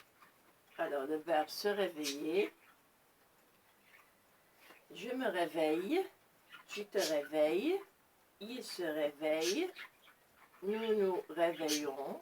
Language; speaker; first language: French; non-native, local second language; Arabic